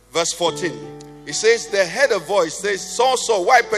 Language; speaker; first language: English; non-native, local second language; Igbo